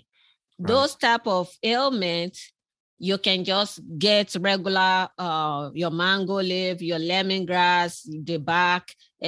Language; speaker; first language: English; non-native, local second language; Yoruba